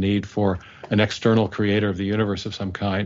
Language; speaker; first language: English; native; English